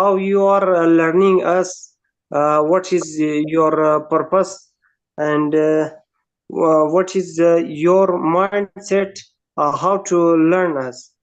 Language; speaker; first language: English; non-native, learner; Persian